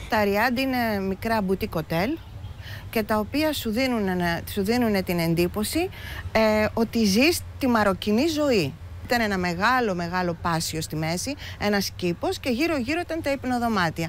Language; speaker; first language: Greek; native; Greek